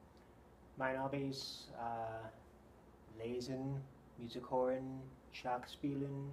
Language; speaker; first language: German; non-native, learner; English